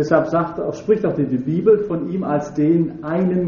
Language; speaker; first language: German; native; German